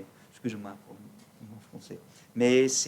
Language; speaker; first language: French; non-native, learner; English